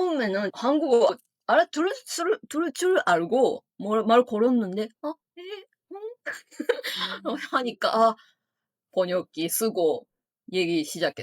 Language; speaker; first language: Korean; non-native, fluent; Japanese